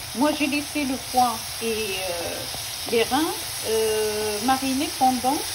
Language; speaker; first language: French; non-native, local second language; Arabic